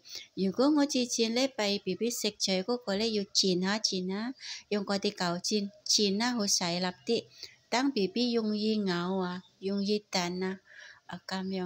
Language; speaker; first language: Cantonese; non-native, fluent; Indonesian